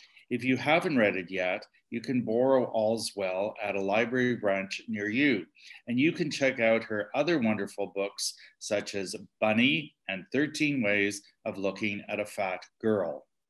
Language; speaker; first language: English; native; English